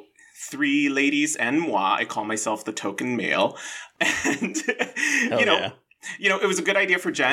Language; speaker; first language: English; native; English